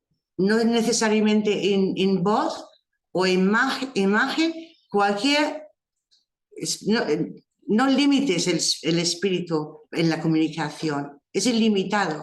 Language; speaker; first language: Spanish; non-native, fluent; English